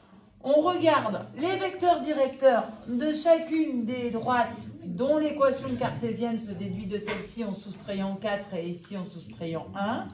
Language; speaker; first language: French; native; French